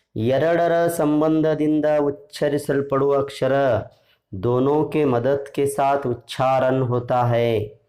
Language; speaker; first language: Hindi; non-native, local second language; Urdu